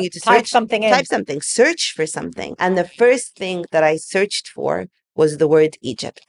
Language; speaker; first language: English; native; English